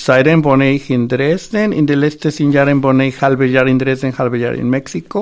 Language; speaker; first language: German; non-native, fluent; Spanish